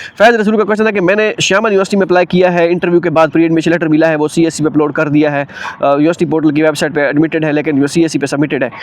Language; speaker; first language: Urdu; non-native, local second language; Saraiki